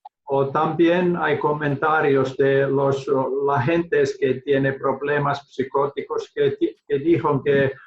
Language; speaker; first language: Spanish; non-native, learner; Finnish